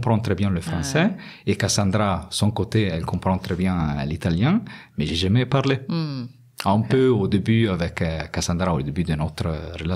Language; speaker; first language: French; non-native, fluent; Italian